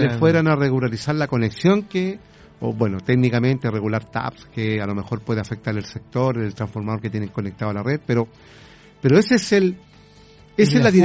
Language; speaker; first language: Spanish; native; Spanish